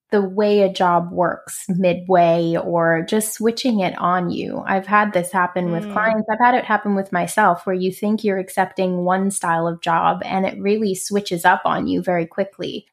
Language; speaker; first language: English; native; English